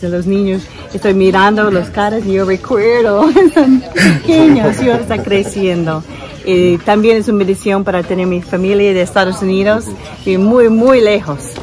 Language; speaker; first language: Spanish; non-native, learner; English